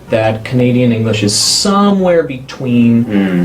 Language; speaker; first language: English; native; English